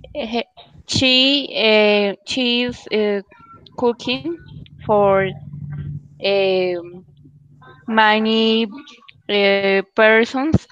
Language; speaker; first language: English; non-native, learner; Spanish